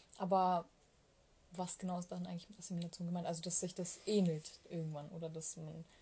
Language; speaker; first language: German; early bilingual, other home language; Turkish